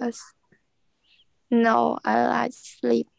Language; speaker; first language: English; non-native, learner; Khmer